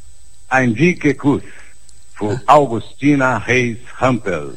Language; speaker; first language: German; non-native, fluent; Portuguese